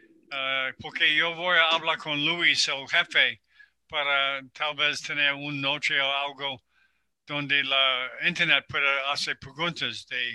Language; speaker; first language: Spanish; non-native, learner; English